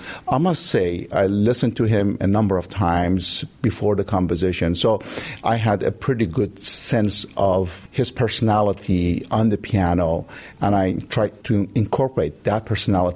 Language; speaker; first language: English; non-native, fluent; Persian